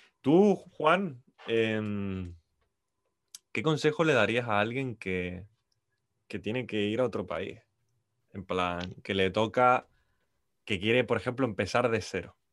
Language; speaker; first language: Spanish; native; Spanish